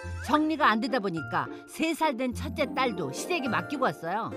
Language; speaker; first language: Korean; native; Korean